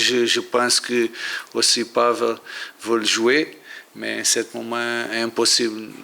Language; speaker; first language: French; non-native, learner; Portuguese